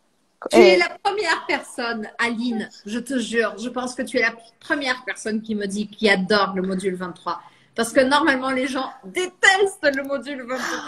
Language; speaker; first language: French; non-native, fluent; Portuguese